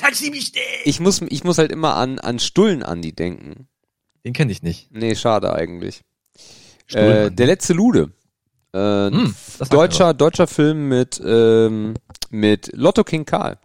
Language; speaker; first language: German; native; German